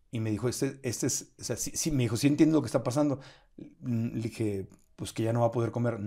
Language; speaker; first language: Spanish; native; Spanish